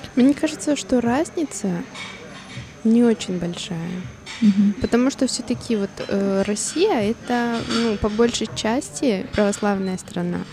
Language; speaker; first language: Russian; non-native, fluent; Spanish